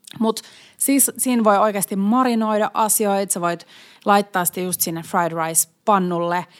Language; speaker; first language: Finnish; non-native, local second language; Swedish